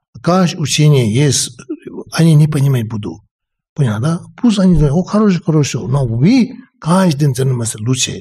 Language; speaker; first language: Russian; non-native, learner; Tibetan